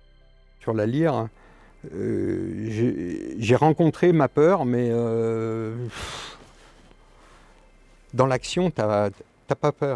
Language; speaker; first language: French; native; French